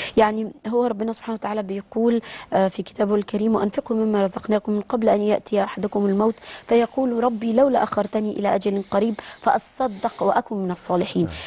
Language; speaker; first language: Arabic; native; Arabic